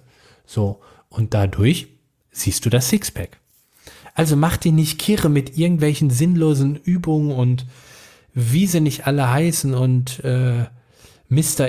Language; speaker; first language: German; native; German